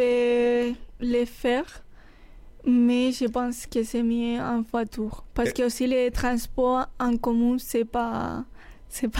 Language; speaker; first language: French; non-native, learner; Spanish